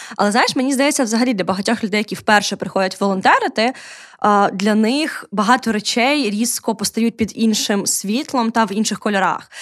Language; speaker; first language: Ukrainian; native; Ukrainian